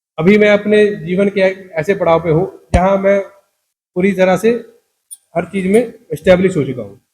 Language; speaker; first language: Hindi; non-native, local second language; Punjabi